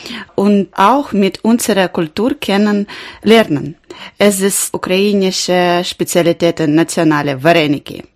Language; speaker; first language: German; non-native, learner; Ukrainian